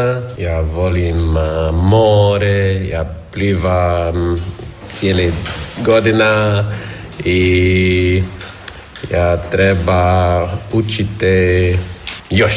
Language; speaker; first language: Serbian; non-native, learner; English